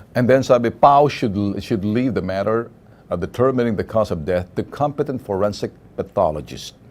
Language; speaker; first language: English; non-native, local second language; Filipino